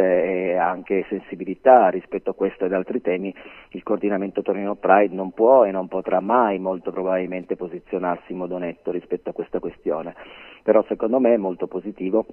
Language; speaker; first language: Italian; native; Italian